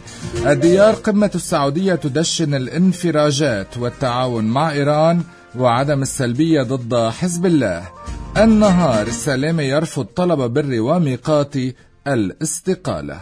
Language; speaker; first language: Arabic; native; Arabic